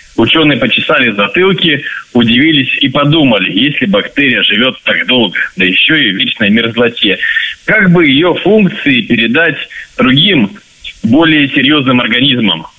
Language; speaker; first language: Russian; native; Russian